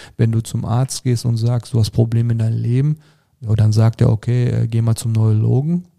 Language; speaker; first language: German; early bilingual, other home language; Turkish